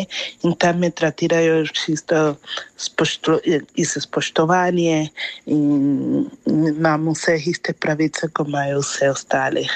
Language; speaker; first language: Slovenian; non-native, fluent; Spanish